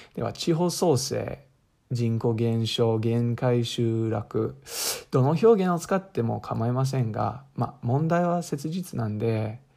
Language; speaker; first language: Japanese; non-native, fluent; English